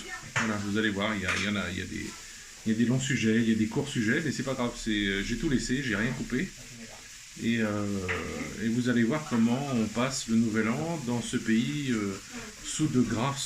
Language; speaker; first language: French; native; French